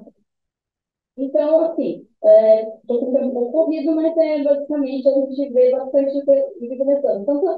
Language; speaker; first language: Portuguese; native; Portuguese